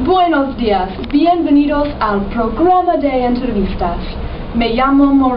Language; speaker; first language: Spanish; non-native, learner; English